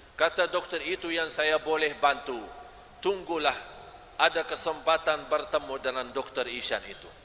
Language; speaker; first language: Malay; non-native, fluent; Arabic